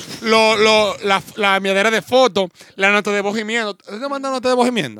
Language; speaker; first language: Spanish; native; Spanish